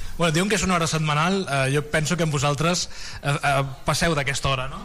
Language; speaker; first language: Catalan; native; Catalan